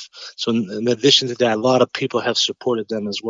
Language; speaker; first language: English; non-native, fluent; Albanian